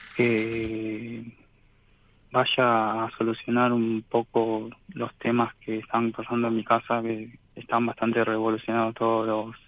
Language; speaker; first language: Spanish; native; Spanish